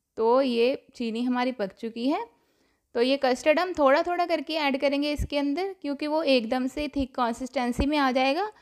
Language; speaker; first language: Hindi; non-native, local second language; Punjabi